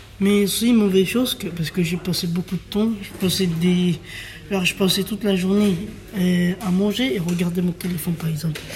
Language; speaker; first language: French; non-native, learner; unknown